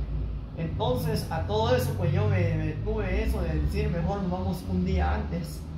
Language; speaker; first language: Spanish; native; Spanish